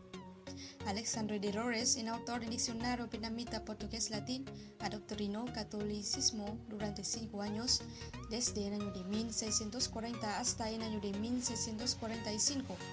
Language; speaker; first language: Spanish; non-native, learner; Vietnamese